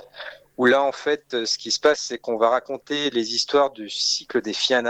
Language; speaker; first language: French; native; French